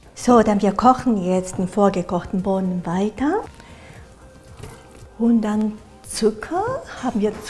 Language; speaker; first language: German; non-native, fluent; Japanese